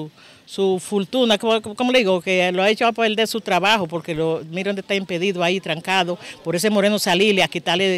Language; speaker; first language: Spanish; native; Spanish